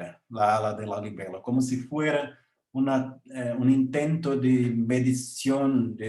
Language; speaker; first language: Spanish; non-native, learner; Portuguese